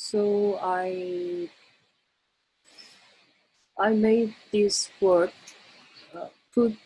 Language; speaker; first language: English; non-native, learner; Korean